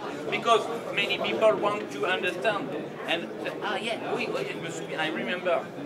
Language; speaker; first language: English; non-native, learner; French